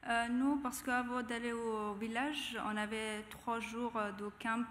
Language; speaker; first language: French; non-native, fluent; Persian